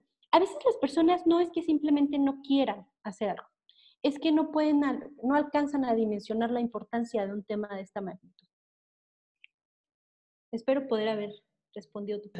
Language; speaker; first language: Spanish; native; Spanish